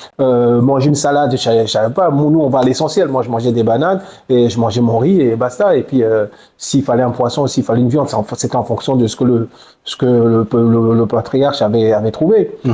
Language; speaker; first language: French; early bilingual, other home language; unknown